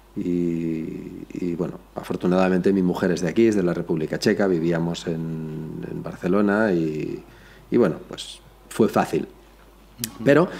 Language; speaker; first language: Spanish; native; Spanish